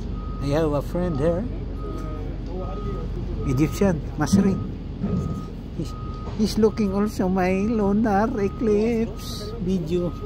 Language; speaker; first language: English; non-native, local second language; Filipino